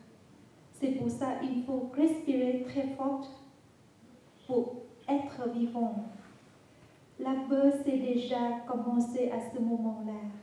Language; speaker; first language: French; non-native, fluent; Vietnamese